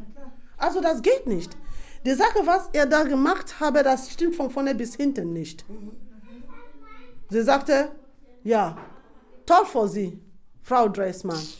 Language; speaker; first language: German; non-native, fluent; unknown